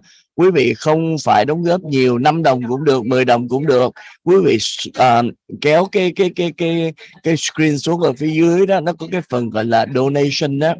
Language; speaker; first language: Vietnamese; native; Vietnamese